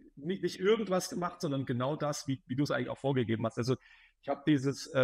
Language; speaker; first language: German; native; German